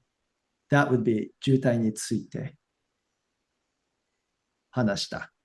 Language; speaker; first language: Japanese; non-native, fluent; English